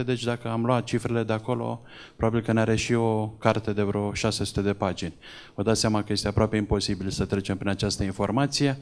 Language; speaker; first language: Romanian; native; Romanian